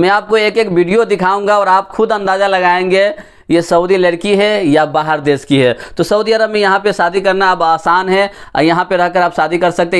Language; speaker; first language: Hindi; native; Hindi